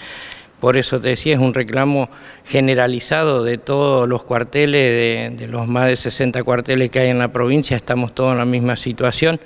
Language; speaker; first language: Spanish; native; Spanish